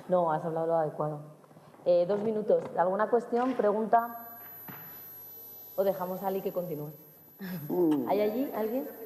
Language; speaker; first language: Spanish; native; Spanish